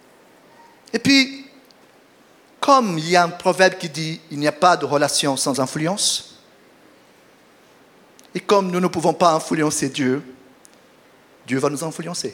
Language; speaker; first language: French; non-native, fluent; Portuguese